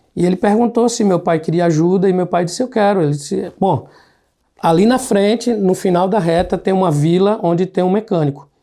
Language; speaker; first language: Portuguese; native; Portuguese